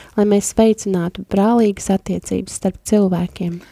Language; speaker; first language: Latvian; native; Latvian